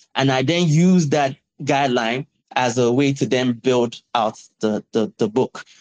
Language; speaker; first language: English; non-native, local second language; Yoruba